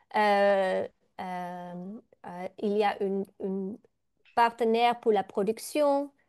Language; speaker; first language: French; non-native, learner; Dutch